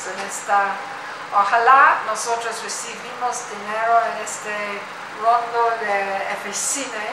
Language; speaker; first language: Spanish; non-native, learner; English